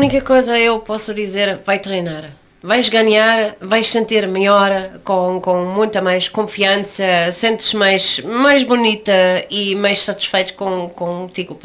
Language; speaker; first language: Portuguese; non-native, learner; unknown